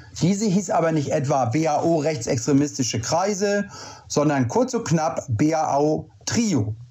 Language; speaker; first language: German; native; German